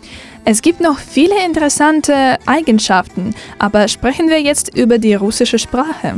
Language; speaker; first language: German; non-native, fluent; Russian